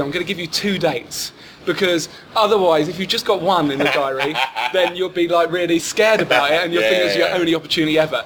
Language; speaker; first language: English; native; English